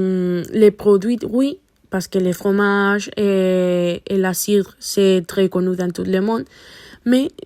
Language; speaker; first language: French; non-native, learner; Spanish